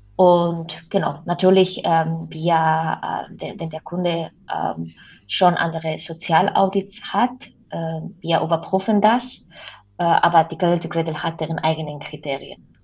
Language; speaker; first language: German; non-native, fluent; Spanish